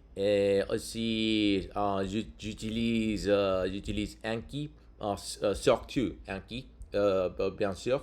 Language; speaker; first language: French; non-native, learner; English